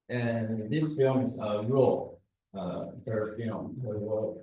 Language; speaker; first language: English; non-native, learner; Chinese